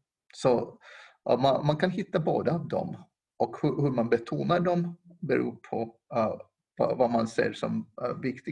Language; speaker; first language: Swedish; non-native, local second language; Finnish